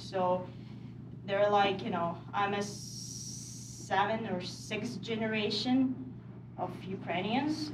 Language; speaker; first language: English; non-native, fluent; Ukrainian